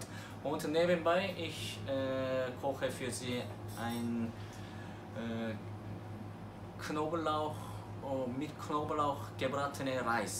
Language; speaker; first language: German; non-native, learner; Korean